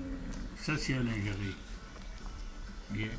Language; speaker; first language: French; non-native, fluent; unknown